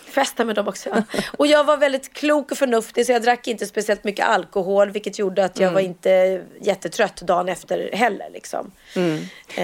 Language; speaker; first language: Swedish; native; Swedish